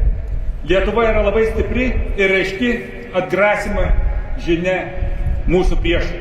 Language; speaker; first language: Lithuanian; native; Lithuanian